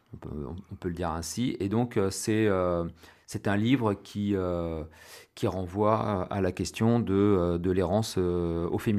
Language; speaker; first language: French; native; French